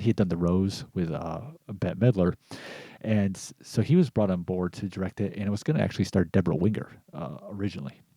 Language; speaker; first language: English; native; English